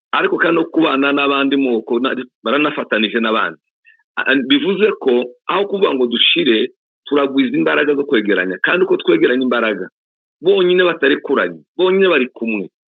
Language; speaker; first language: Kinyarwanda; native; Kinyarwanda